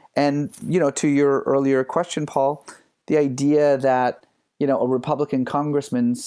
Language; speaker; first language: English; early bilingual, other home language; Persian